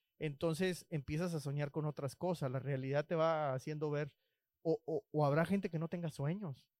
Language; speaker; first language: Spanish; native; Spanish